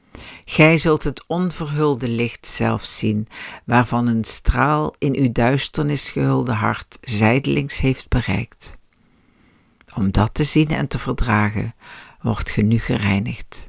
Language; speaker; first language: Dutch; native; Dutch